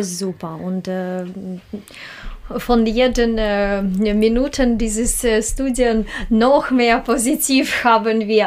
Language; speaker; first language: German; non-native, learner; Russian